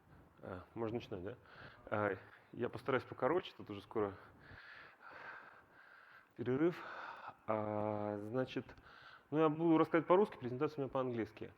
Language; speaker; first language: Russian; native; Russian